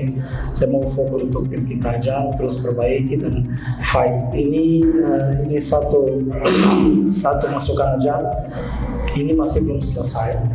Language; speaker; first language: Indonesian; non-native, fluent; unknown